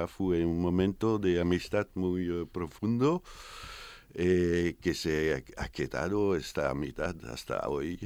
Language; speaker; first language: Spanish; non-native, fluent; French